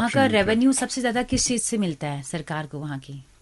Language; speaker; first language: Hindi; native; Hindi